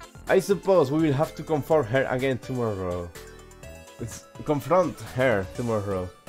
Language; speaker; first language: English; non-native, learner; Spanish